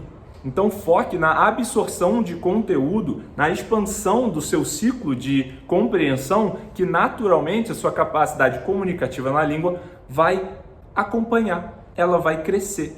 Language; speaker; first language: Portuguese; native; Portuguese